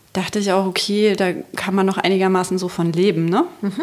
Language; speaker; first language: German; native; German